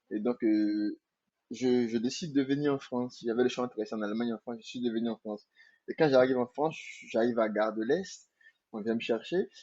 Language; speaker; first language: French; non-native, local second language; Mandingo